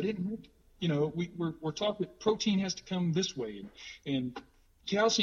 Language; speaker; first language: English; native; English